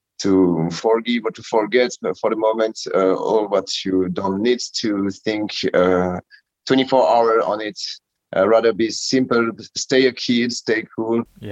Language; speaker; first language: English; non-native, learner; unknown